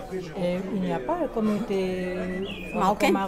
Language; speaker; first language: French; non-native, fluent; Indonesian